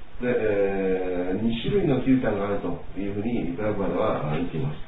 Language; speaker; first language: Japanese; native; Japanese